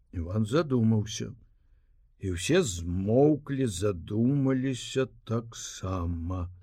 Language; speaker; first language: Belarusian; native; Belarusian